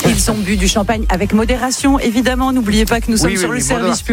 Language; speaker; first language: French; native; French